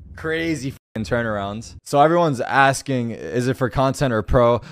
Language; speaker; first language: English; early bilingual, heritage; Turkish